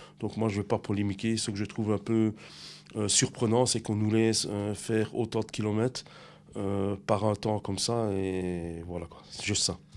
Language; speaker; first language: French; native; French